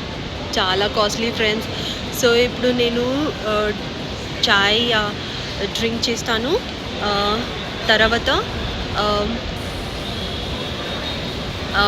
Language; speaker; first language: Telugu; non-native, learner; Kannada